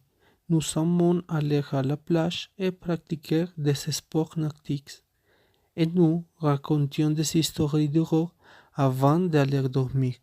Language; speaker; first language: French; non-native, learner; Spanish